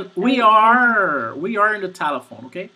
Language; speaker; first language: English; non-native, fluent; Portuguese